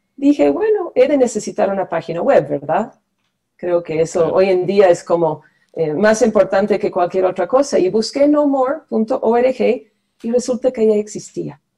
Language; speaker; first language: Spanish; non-native, fluent; English